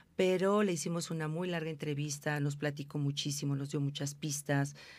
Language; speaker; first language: Spanish; native; Spanish